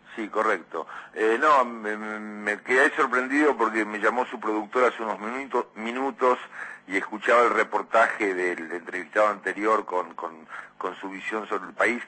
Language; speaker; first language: Spanish; native; Spanish